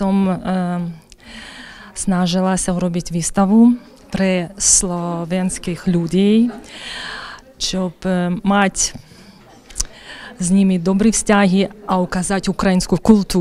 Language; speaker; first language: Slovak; non-native, learner; Ukrainian